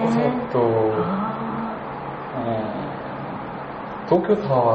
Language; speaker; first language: Japanese; non-native, learner; Korean